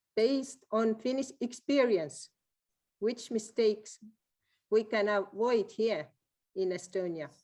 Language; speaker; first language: English; non-native, fluent; Estonian